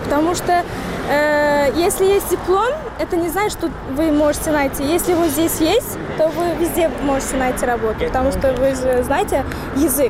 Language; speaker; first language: Russian; non-native, local second language; Tajik